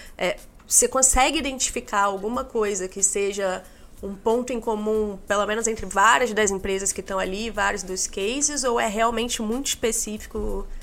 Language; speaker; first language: Portuguese; native; Portuguese